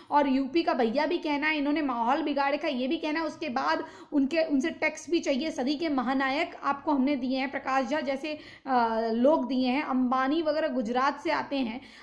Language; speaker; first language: Hindi; native; Hindi